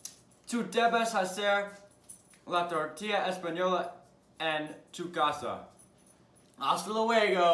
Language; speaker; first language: Spanish; non-native, learner; English